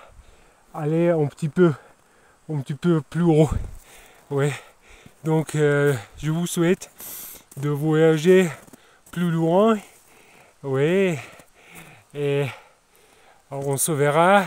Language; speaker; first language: French; non-native, learner; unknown